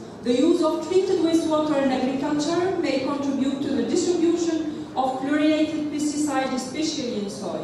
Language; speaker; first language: English; non-native, local second language; Arabic